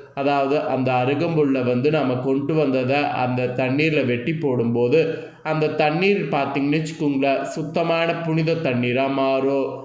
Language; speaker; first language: Tamil; native; Tamil